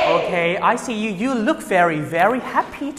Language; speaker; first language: English; non-native, learner; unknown